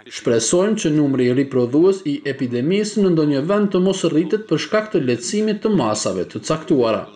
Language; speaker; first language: Albanian; native; Albanian